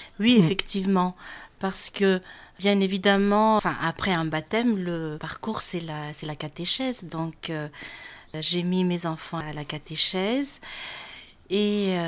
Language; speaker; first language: French; non-native, local second language; Malagasy